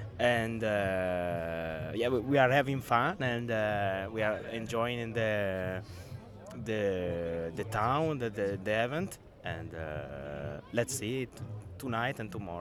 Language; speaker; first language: English; non-native, learner; Italian